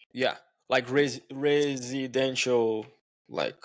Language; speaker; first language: English; non-native, fluent; Portuguese